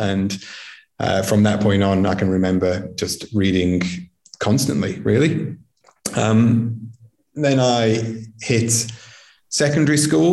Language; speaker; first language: English; native; English